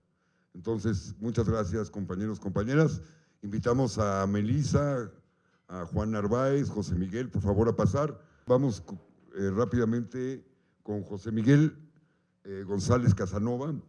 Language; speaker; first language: Spanish; native; Spanish